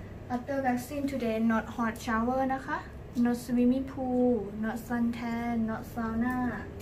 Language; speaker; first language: English; non-native, learner; Thai